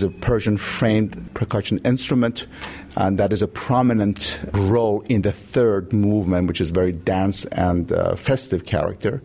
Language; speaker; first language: English; non-native, fluent; Persian